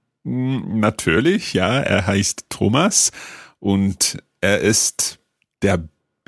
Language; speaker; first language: German; non-native, learner; English